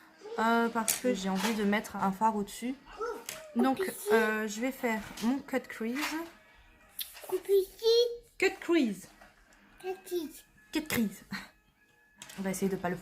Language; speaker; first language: French; native; French